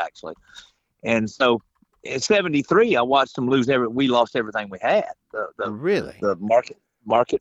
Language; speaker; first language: English; native; English